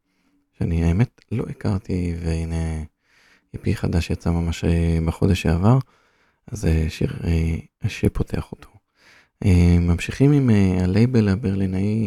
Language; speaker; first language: Hebrew; native; Hebrew